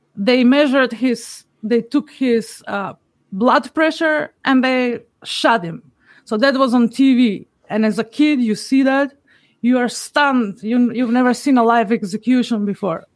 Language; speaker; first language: English; non-native, fluent; Macedonian